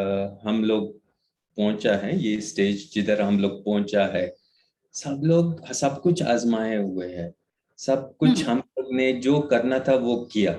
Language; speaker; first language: Hindi; native; Hindi